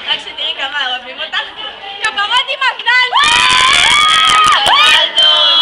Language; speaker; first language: Hebrew; native; Hebrew